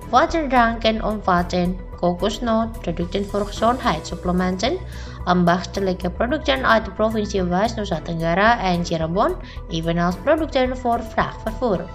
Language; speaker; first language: Dutch; non-native, fluent; Indonesian